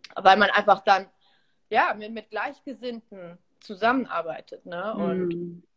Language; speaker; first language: German; early bilingual, other home language; Polish